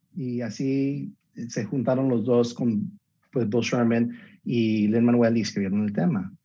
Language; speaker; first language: Spanish; early bilingual, heritage; Spanish